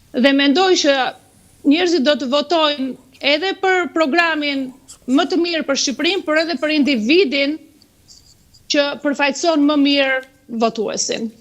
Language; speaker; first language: Albanian; native; Albanian